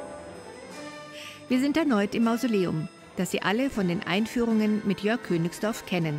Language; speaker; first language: German; native; German